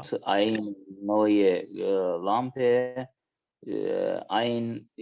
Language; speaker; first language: German; non-native, learner; Azerbaijani